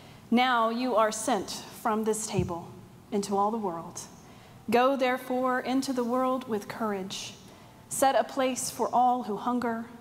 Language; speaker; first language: English; native; English